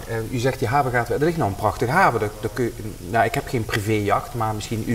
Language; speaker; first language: Dutch; native; Dutch